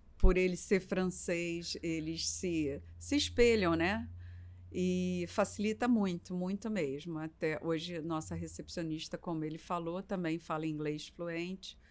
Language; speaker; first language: Portuguese; native; Portuguese